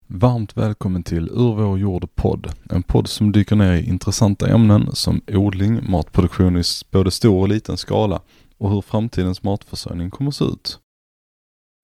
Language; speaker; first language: Swedish; native; Swedish